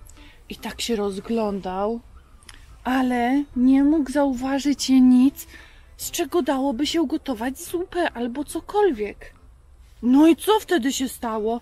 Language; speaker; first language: Polish; native; Polish